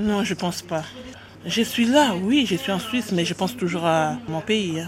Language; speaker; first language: French; non-native, local second language; Lingala